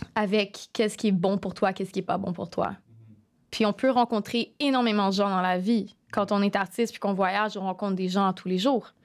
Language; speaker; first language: French; native; French